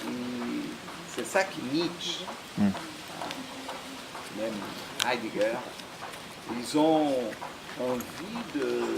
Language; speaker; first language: French; non-native, fluent; Portuguese